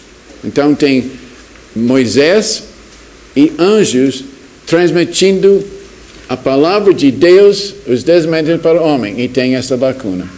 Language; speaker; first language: Portuguese; non-native, fluent; English